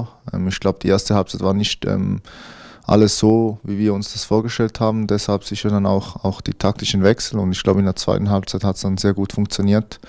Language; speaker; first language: German; native; German